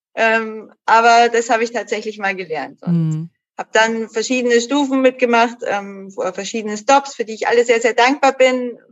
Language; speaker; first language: German; native; German